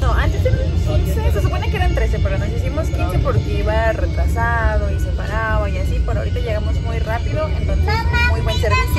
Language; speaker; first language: Spanish; native; Spanish